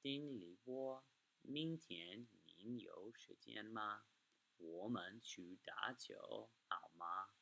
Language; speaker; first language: Chinese; non-native, fluent; English